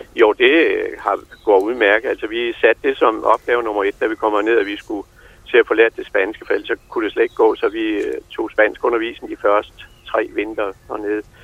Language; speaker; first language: Danish; native; Danish